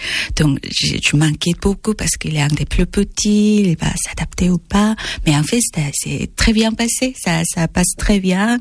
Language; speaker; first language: French; non-native, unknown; Korean